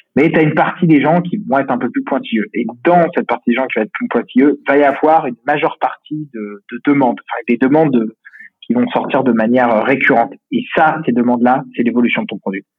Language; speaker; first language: French; native; French